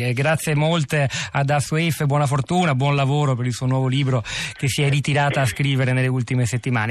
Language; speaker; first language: Italian; native; Italian